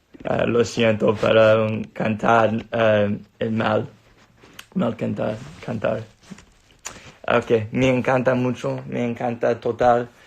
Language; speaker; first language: Spanish; non-native, learner; English